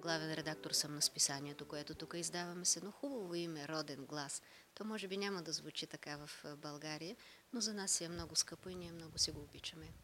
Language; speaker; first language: Bulgarian; early bilingual, other home language; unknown